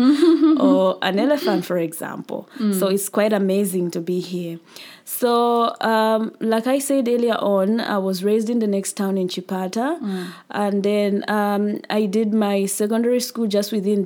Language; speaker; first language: English; non-native, local second language; Nyanja